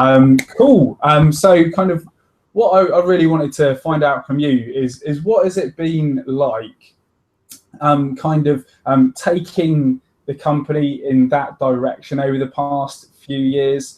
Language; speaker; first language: English; native; English